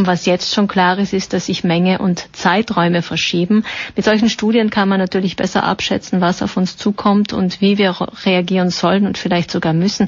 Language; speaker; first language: German; native; German